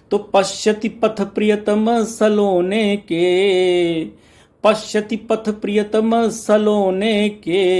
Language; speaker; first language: Hindi; native; Hindi